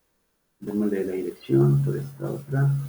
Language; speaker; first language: Spanish; native; Spanish